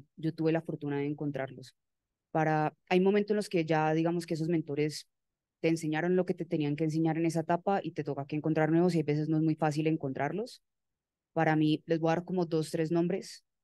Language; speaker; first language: Spanish; native; Spanish